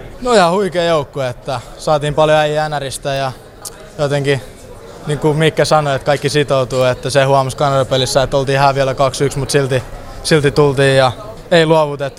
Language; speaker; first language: Finnish; native; Finnish